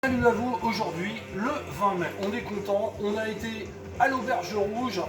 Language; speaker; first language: French; native; French